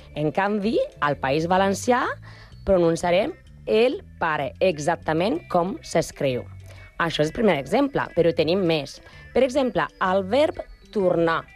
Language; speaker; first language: Catalan; non-native, learner; Spanish